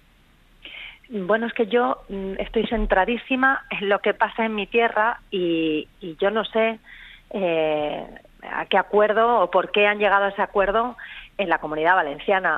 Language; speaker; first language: Spanish; native; Spanish